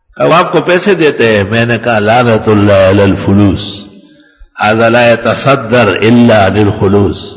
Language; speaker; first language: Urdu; non-native, local second language; Pashto